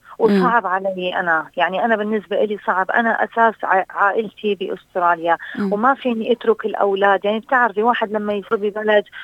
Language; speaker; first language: Arabic; non-native, local second language; Assyrian Neo-Aramaic